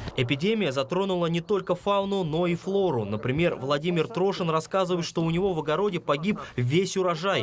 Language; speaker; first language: Russian; native; Russian